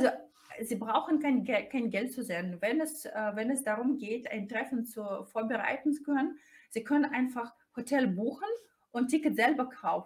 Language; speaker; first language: German; non-native, fluent; Russian